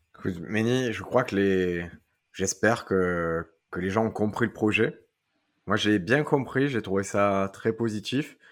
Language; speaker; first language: French; native; French